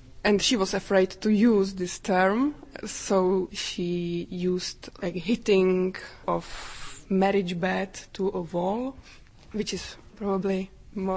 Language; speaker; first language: English; non-native, fluent; Czech